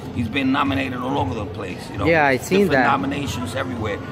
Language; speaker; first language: English; native; English